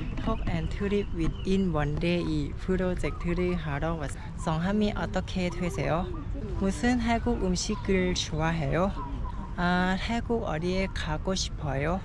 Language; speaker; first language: Korean; non-native, learner; Thai